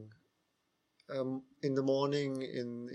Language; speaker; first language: English; non-native, fluent; German